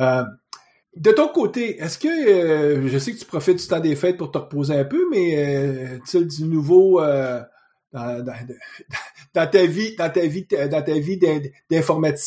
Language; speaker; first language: French; native; French